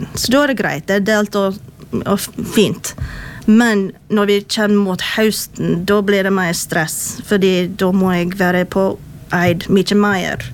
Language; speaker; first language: Norwegian; non-native, fluent; English